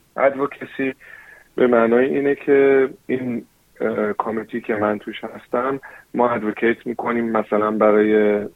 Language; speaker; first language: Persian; early bilingual, heritage; Persian